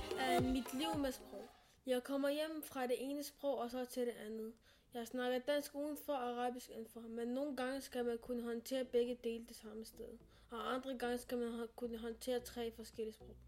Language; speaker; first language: Danish; early bilingual, other home language; Arabic